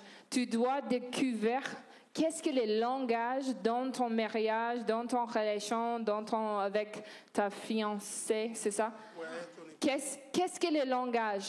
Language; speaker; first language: French; non-native, learner; English